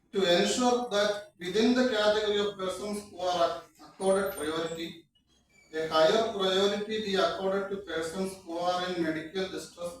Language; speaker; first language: English; non-native, local second language; Malayalam